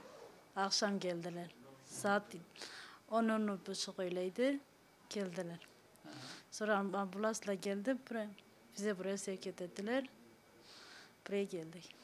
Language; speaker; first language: Turkish; non-native, local second language; Kurdish